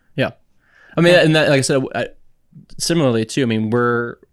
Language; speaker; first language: English; native; English